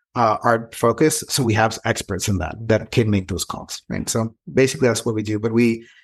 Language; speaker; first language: English; non-native, fluent; Spanish